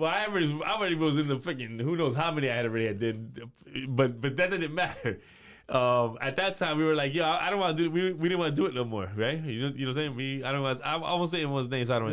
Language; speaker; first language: English; native; English